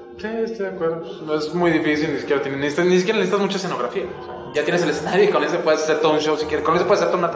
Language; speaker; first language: Spanish; native; Spanish